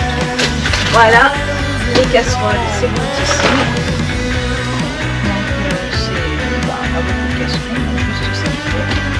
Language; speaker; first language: French; native; French